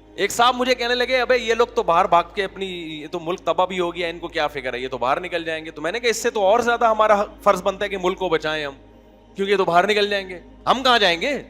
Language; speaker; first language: Urdu; native; Urdu